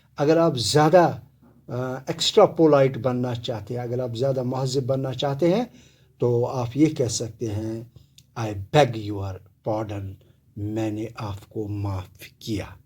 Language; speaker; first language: Urdu; non-native, local second language; Kashmiri